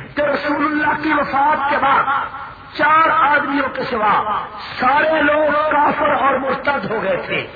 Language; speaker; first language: Urdu; native; Urdu